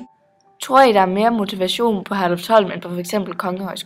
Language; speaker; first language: Danish; native; Danish